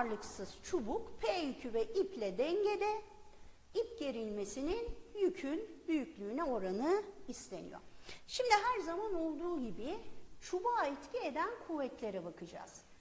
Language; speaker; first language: Turkish; native; Turkish